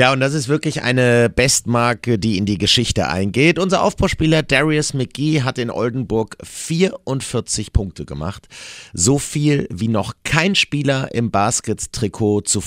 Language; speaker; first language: German; native; German